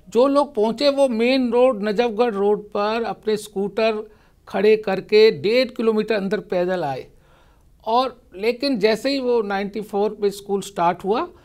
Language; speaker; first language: Hindi; native; Hindi